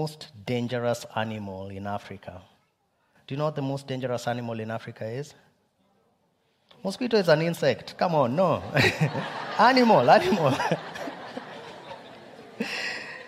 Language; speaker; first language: English; non-native, local second language; Luo (Kenya and Tanzania)